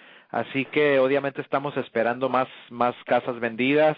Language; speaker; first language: Spanish; early bilingual, heritage; Spanish